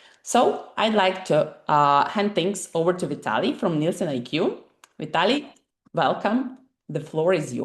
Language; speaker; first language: English; non-native, fluent; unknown